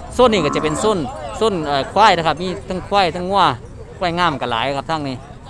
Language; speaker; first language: Thai; non-native, local second language; Northeastern Thai